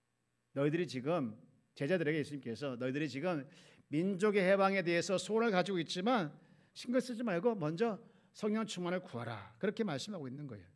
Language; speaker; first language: Korean; native; Korean